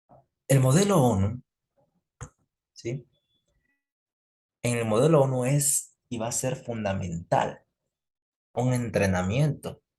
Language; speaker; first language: Spanish; native; Spanish